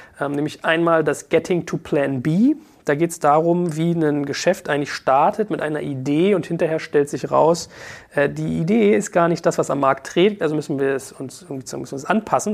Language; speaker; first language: German; native; German